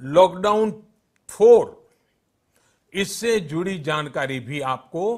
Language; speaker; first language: Hindi; non-native, local second language; Gujarati